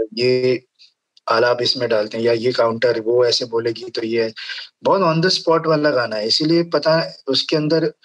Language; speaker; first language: Hindi; native; Hindi